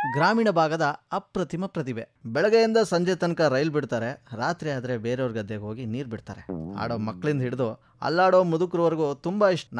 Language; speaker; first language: Kannada; native; Kannada